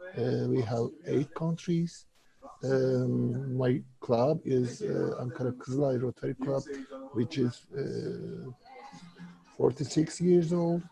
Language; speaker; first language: English; non-native, learner; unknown